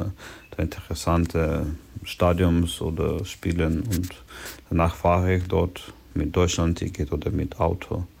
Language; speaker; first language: German; non-native, learner; Ukrainian